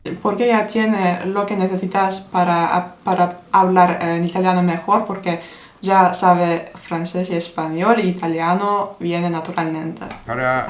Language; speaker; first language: Spanish; non-native, fluent; Turkish